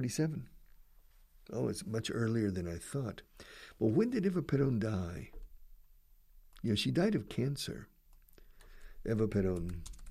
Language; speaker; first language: English; native; English